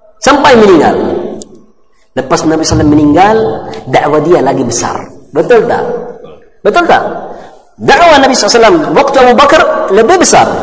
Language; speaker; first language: Malay; non-native, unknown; Arabic